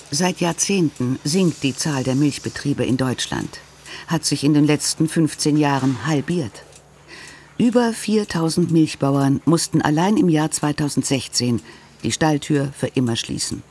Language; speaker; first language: German; native; German